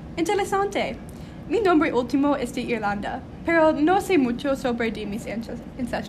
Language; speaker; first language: Spanish; non-native, learner; English